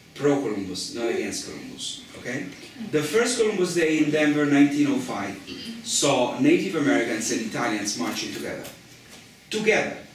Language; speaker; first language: English; non-native, fluent; Italian